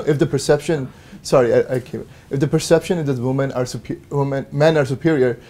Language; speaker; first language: English; early bilingual, other home language; Hindi